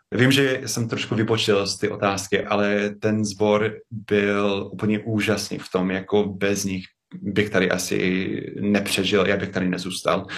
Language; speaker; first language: Czech; non-native, fluent; English